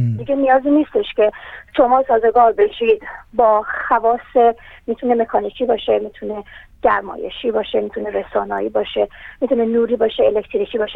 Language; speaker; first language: Persian; native; Persian